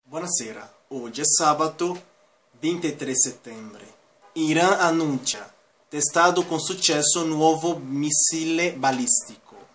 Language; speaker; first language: Italian; non-native, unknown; Spanish